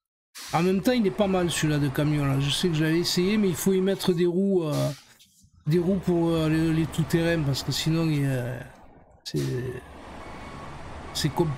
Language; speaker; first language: French; native; French